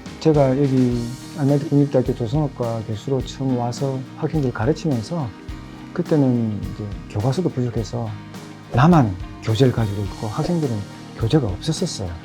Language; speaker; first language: Korean; native; Korean